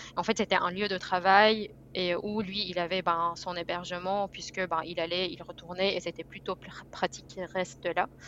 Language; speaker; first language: French; non-native, fluent; Arabic